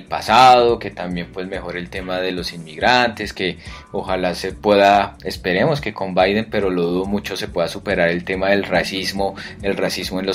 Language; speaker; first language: Spanish; native; Spanish